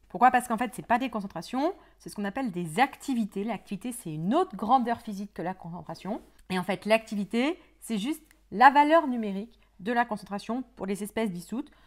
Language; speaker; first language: French; native; French